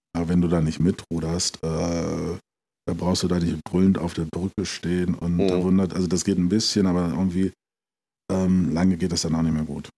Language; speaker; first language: German; native; German